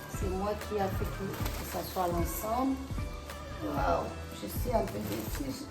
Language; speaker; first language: French; non-native, local second language; Lingala